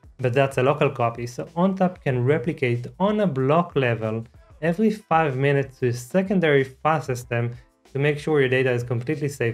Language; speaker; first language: English; non-native, fluent; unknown